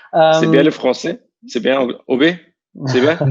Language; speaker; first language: French; non-native, learner; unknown